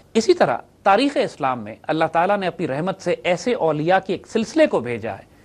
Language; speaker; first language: Urdu; native; Urdu